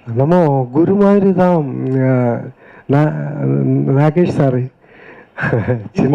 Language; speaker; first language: Tamil; non-native, learner; Malayalam